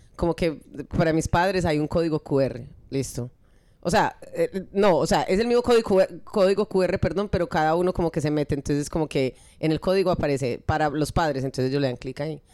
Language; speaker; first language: Spanish; early bilingual, heritage; Spanish